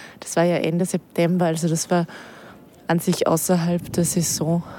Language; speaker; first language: German; native; German